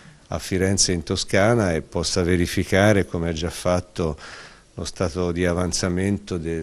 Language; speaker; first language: Italian; native; Italian